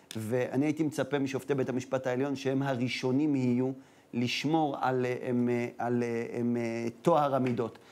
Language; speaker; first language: Hebrew; native; Hebrew